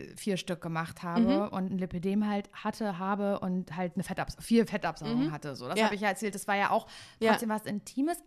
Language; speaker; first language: German; native; German